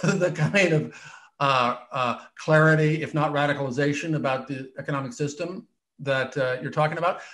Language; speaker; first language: English; native; English